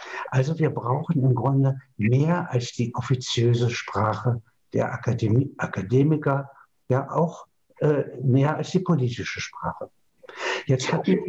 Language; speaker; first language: German; native; German